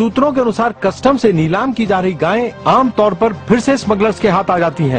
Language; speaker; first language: Hindi; native; Hindi